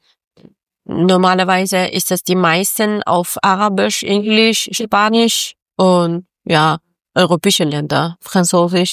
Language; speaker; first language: German; non-native, learner; Persian